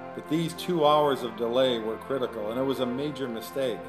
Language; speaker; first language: English; native; English